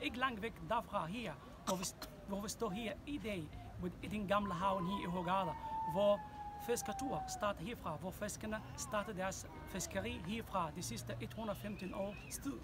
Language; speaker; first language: Danish; non-native, fluent; Arabic